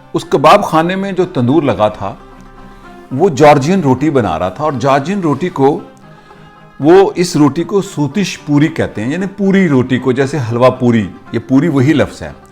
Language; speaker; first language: Hindi; non-native, local second language; Punjabi